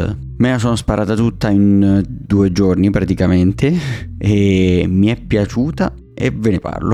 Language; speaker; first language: Italian; native; Italian